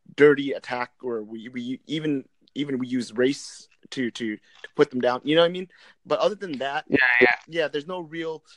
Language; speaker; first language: English; non-native, fluent; Vietnamese